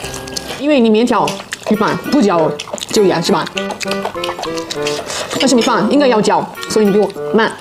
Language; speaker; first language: Chinese; non-native, learner; Korean